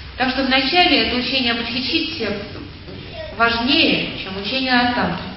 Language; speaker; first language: Russian; native; Russian